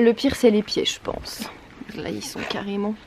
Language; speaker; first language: French; native; French